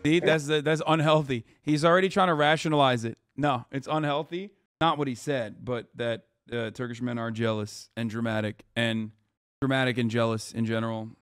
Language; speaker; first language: English; early bilingual, other home language; Turkish